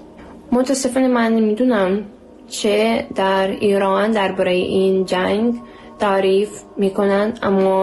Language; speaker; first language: Persian; non-native, learner; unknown